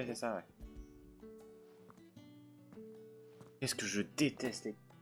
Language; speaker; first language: French; native; French